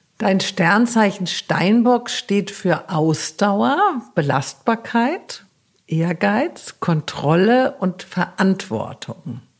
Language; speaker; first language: German; native; German